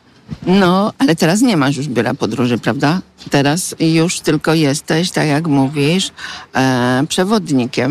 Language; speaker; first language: Polish; native; Polish